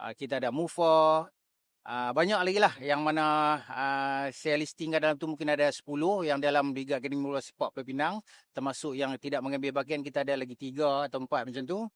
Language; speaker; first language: Malay; native; Malay